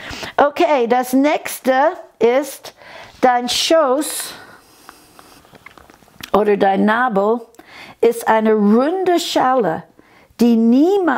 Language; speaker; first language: German; non-native, fluent; English